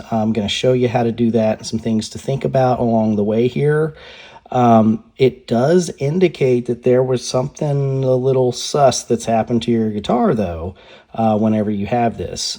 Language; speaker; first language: English; native; English